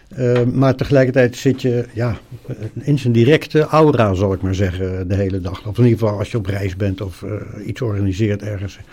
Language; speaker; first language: Dutch; native; Dutch